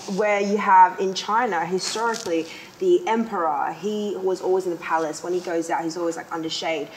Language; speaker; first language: English; native; English